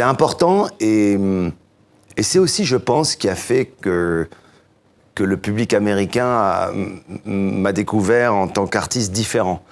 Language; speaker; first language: French; native; French